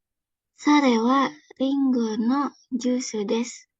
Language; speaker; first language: Japanese; non-native, learner; Indonesian